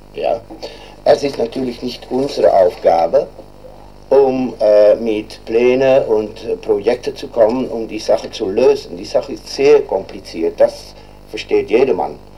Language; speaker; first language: German; non-native, learner; Dutch